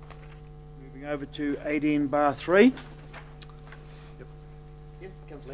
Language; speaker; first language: English; native; English